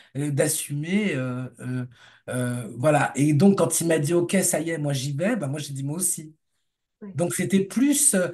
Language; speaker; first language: French; native; French